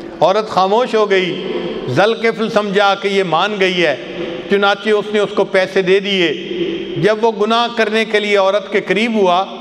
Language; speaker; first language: Urdu; non-native, local second language; Punjabi